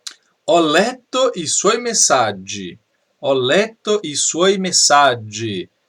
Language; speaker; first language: Italian; non-native, fluent; Portuguese